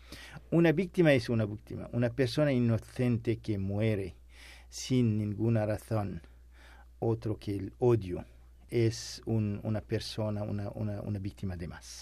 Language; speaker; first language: Spanish; non-native, learner; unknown